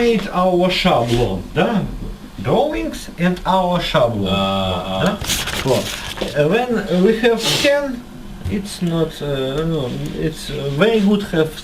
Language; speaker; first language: English; non-native, learner; Russian